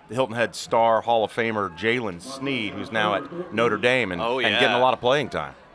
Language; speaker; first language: English; native; English